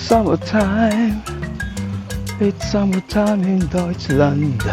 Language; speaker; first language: English; non-native, local second language; Filipino